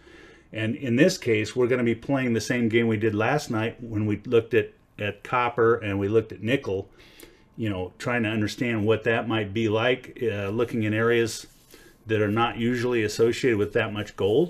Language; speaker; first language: English; native; English